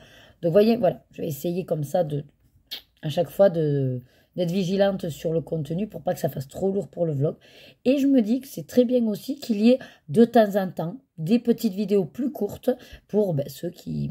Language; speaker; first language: French; native; French